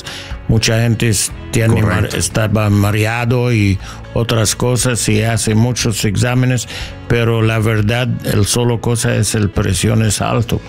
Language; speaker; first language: Spanish; non-native, learner; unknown